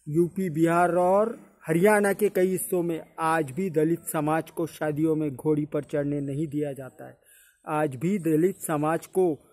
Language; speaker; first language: Hindi; native; Hindi